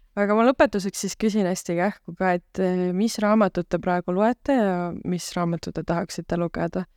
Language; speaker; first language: Estonian; native; Estonian